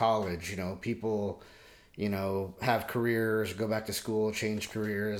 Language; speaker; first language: English; native; English